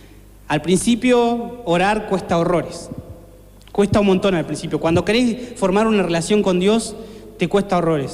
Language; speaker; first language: Spanish; native; Spanish